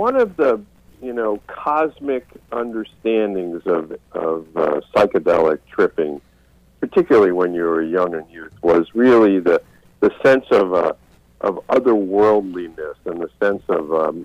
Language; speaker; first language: English; native; English